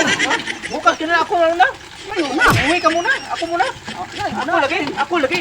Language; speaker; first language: Filipino; non-native, local second language; Cebuano